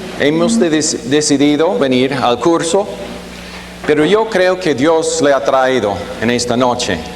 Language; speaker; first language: Spanish; non-native, fluent; German